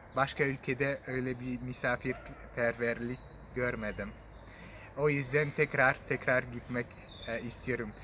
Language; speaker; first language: Turkish; non-native, fluent; French